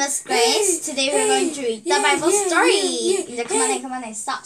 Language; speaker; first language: English; non-native, learner; Korean